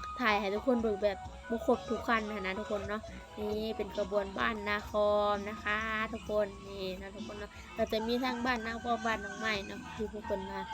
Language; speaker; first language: Thai; non-native, local second language; Lao